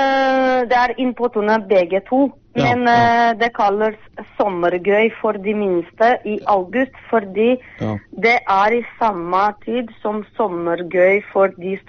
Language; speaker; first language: Norwegian; non-native, fluent; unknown